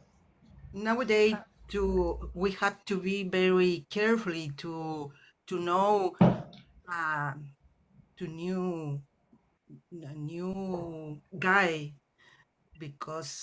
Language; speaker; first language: English; non-native, learner; Spanish